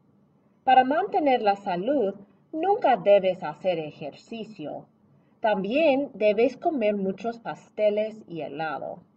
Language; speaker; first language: Spanish; non-native, fluent; English